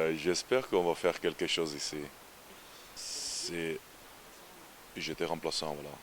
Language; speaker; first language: French; non-native, fluent; Georgian